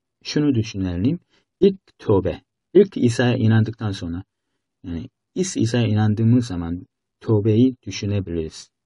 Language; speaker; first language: Turkish; non-native, fluent; Korean